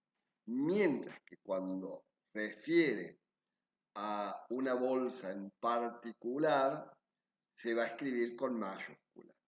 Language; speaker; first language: Spanish; native; Spanish